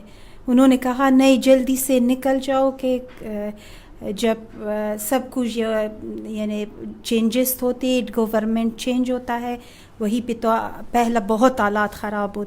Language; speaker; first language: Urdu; non-native, fluent; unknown